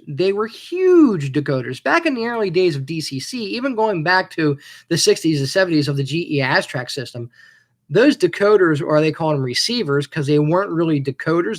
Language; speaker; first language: English; native; English